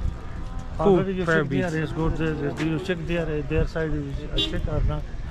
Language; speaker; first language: English; non-native, learner; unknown